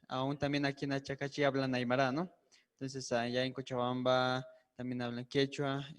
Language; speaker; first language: Spanish; native; Spanish